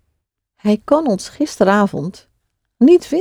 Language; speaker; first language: Dutch; non-native, fluent; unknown